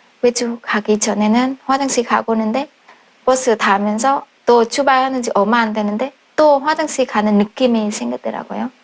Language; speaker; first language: Korean; non-native, fluent; Vietnamese